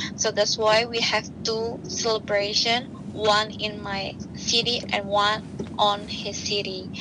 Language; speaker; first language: English; non-native, learner; Indonesian